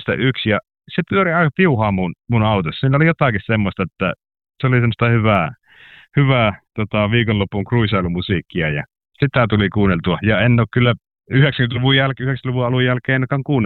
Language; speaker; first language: Finnish; native; Finnish